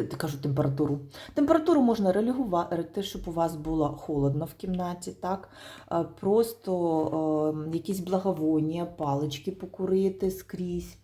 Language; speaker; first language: Ukrainian; non-native, local second language; Russian